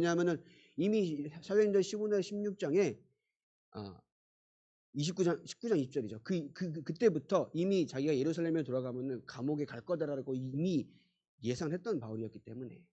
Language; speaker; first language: Korean; native; Korean